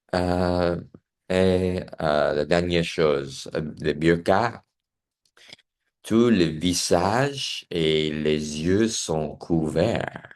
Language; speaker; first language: French; non-native, learner; English